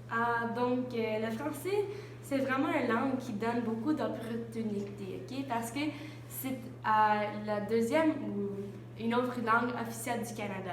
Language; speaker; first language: French; non-native, local second language; English